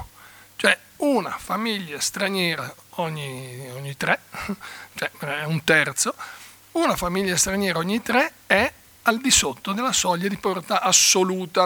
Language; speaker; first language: Italian; native; Italian